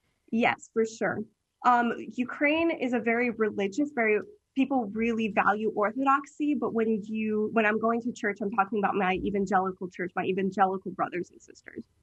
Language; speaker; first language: English; early bilingual, heritage; English